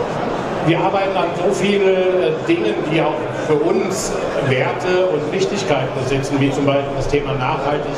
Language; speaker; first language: German; native; German